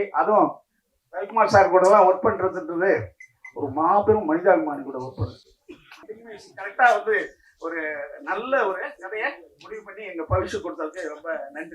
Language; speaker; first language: Tamil; native; Tamil